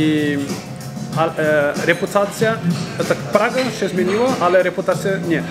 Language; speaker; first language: Polish; non-native, learner; Portuguese